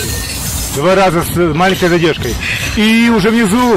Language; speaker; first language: Russian; native; Russian